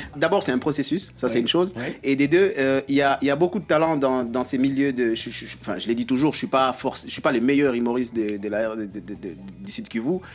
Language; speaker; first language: French; non-native, local second language; Swahili